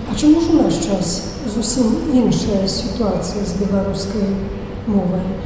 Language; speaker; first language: Belarusian; native; Belarusian